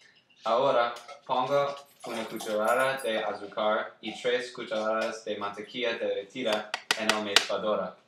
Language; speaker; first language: Spanish; non-native, learner; English